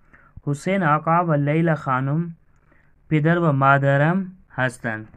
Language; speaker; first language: Persian; non-native, learner; Urdu